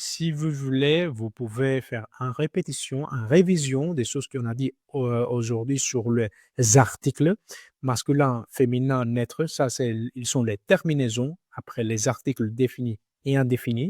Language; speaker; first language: French; non-native, learner; Greek